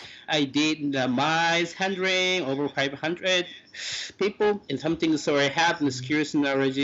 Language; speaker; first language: English; non-native, fluent; Japanese